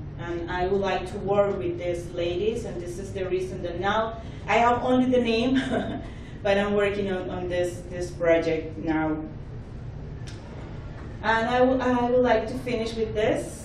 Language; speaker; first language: English; non-native, fluent; Spanish